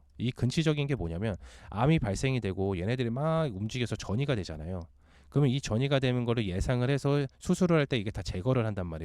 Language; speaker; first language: Korean; native; Korean